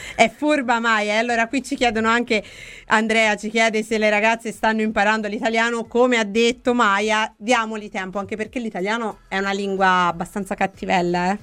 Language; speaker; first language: Italian; native; Italian